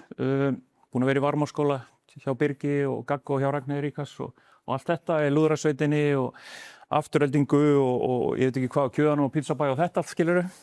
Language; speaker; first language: Icelandic; native; Icelandic